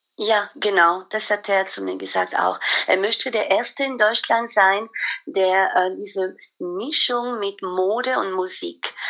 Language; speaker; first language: German; non-native, fluent; French